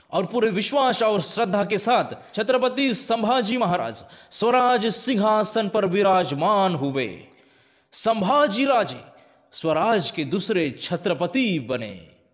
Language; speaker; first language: Hindi; non-native, local second language; Marathi